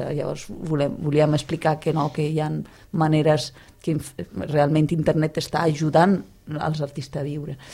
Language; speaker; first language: Catalan; non-native, fluent; Italian